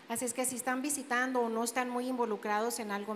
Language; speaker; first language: Spanish; native; Spanish